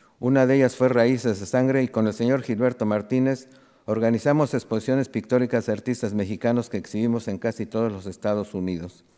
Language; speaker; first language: Spanish; native; Spanish